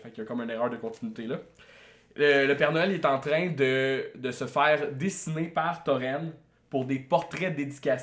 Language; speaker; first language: French; native; French